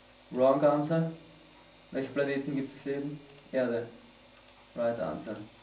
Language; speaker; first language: German; native; German